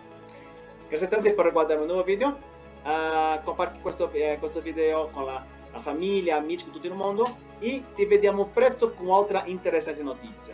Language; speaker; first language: Italian; non-native, fluent; Spanish